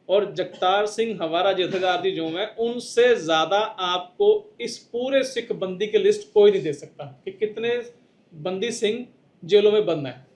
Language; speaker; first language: Hindi; non-native, local second language; Punjabi